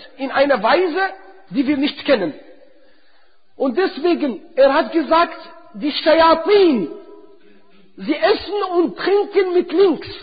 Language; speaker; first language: German; non-native, fluent; Arabic